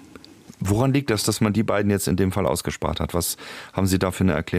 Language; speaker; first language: German; native; German